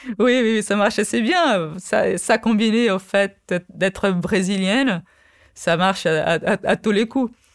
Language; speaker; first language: French; non-native, fluent; Portuguese